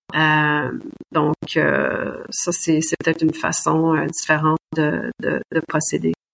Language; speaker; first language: French; native; French